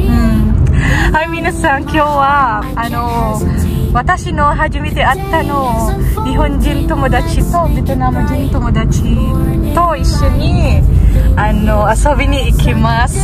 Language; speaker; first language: Japanese; non-native, learner; Filipino